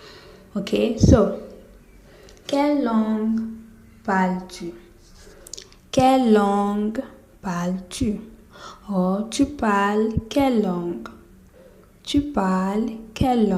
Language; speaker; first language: French; non-native, fluent; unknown